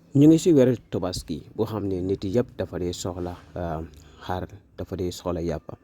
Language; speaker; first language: Wolof; non-native, local second language; Mandingo